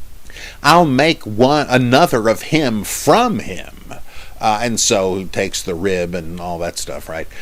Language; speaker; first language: English; native; English